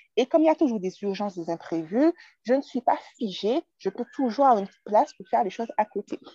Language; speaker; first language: French; native; French